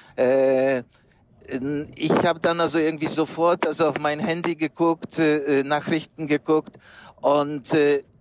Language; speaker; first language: German; non-native, fluent; Polish